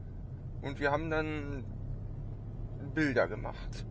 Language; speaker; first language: German; native; German